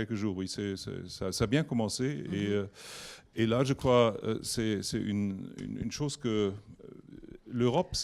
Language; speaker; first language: French; non-native, learner; German